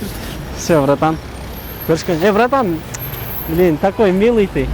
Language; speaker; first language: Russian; non-native, local second language; Kyrgyz